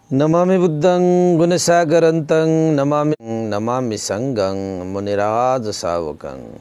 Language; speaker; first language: Nepali; non-native, local second language; Newari